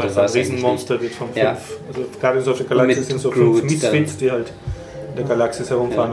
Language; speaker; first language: German; native; German